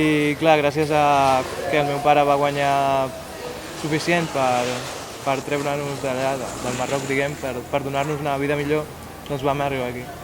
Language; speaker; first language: Catalan; early bilingual, other home language; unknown